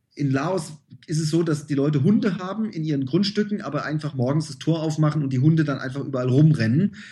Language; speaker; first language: German; native; German